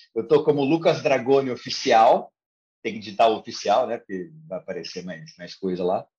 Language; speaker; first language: Portuguese; native; Portuguese